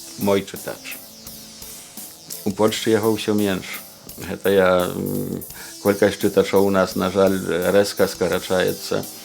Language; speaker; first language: Belarusian; native; Belarusian